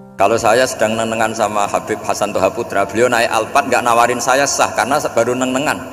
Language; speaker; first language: Indonesian; non-native, local second language; Javanese